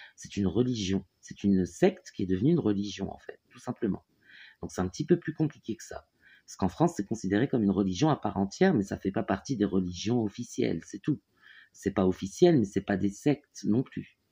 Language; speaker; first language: French; native; French